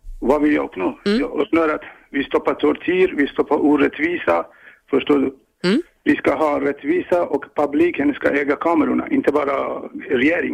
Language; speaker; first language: Swedish; non-native, learner; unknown